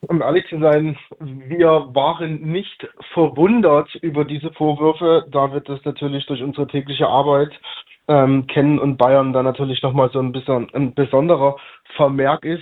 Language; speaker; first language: German; native; German